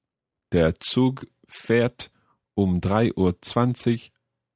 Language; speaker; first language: German; non-native, learner; English